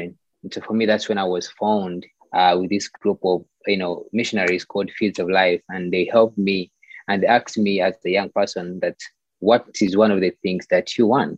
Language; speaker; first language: English; non-native, local second language; Ganda